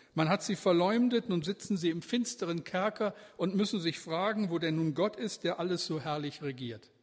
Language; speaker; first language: German; native; German